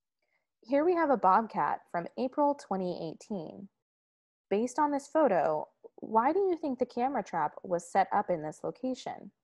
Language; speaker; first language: English; native; English